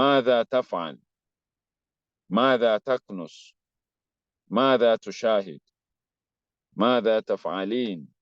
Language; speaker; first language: Arabic; non-native, fluent; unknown